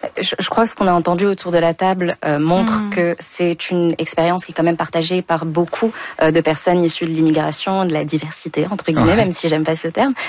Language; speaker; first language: French; native; French